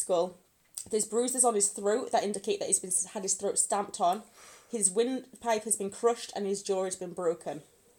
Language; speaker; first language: English; native; English